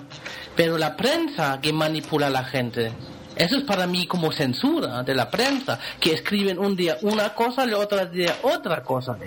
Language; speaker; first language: Spanish; non-native, fluent; German